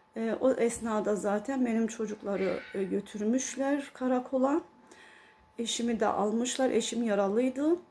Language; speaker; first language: Turkish; early bilingual, heritage; Turkish